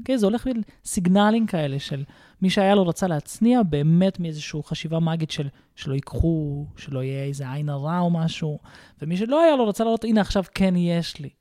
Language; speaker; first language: Hebrew; early bilingual, other home language; Russian